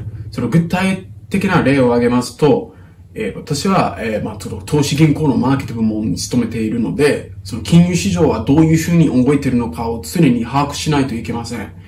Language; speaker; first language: Japanese; non-native, fluent; English